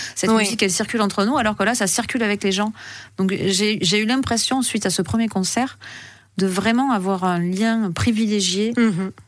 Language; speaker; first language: French; native; French